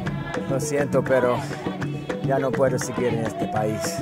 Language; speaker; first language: Spanish; non-native, learner; English